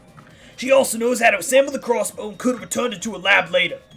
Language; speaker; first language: English; native; English